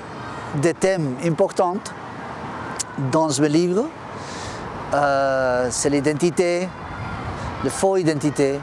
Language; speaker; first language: French; non-native, fluent; Spanish